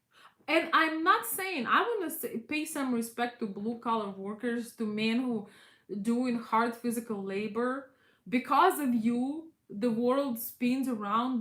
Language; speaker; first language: English; non-native, fluent; Russian